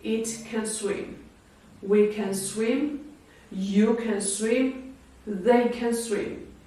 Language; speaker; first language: English; non-native, fluent; Georgian